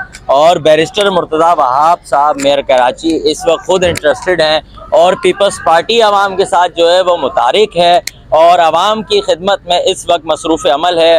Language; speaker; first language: Urdu; native; Urdu